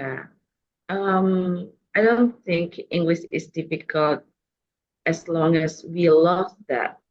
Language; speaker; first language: English; non-native, learner; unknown